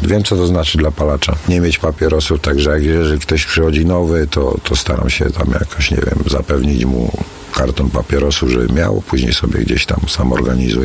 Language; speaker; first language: Polish; native; Polish